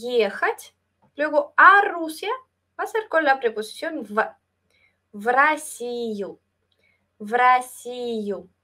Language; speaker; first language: Spanish; non-native, fluent; Russian